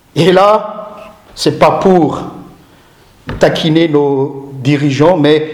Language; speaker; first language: French; non-native, local second language; Malagasy